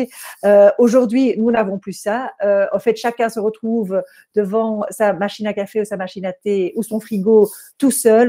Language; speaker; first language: French; native; French